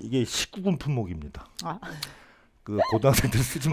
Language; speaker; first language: Korean; native; Korean